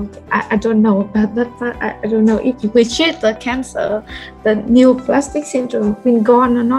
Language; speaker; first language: English; non-native, learner; Vietnamese